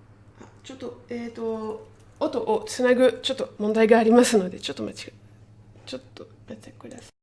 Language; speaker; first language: Japanese; non-native, fluent; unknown